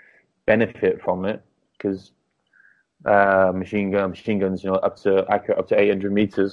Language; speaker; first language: English; native; English